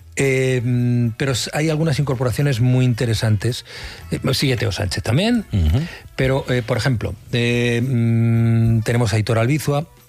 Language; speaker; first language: Spanish; native; Spanish